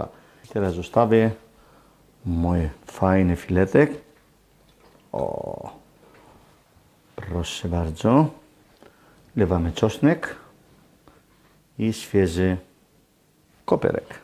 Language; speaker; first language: Polish; non-native, learner; Greek